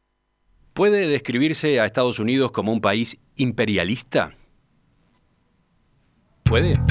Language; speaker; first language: Spanish; native; Spanish